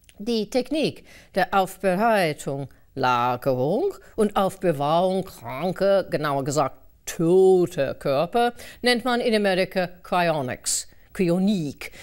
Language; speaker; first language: German; non-native, fluent; English